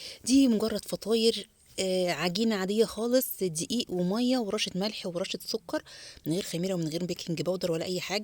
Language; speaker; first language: Arabic; native; Arabic